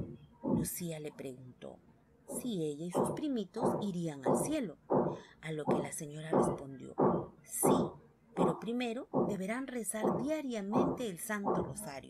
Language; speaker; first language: Spanish; native; Spanish